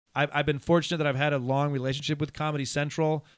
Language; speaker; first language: English; native; English